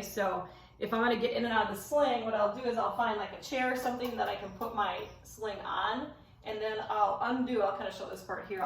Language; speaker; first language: English; native; English